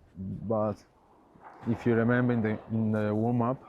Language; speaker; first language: English; non-native, learner; Italian